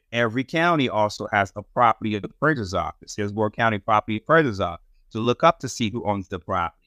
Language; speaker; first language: English; non-native, fluent; Haitian Creole